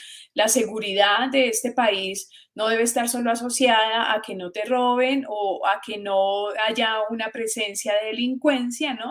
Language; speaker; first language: Spanish; native; Spanish